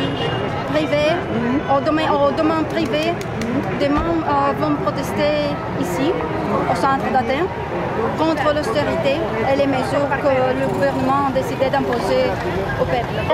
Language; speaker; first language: French; non-native, fluent; Greek